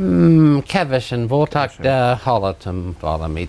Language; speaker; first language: Hungarian; non-native, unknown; English